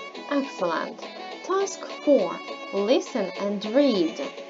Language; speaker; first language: English; non-native, fluent; Ukrainian